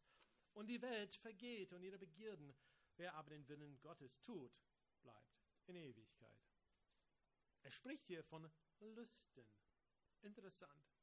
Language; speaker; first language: German; non-native, fluent; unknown